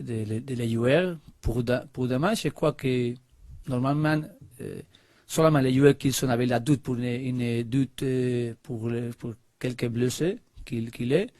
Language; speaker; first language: French; non-native, learner; Spanish